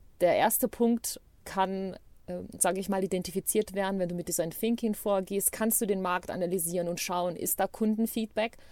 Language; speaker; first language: German; non-native, fluent; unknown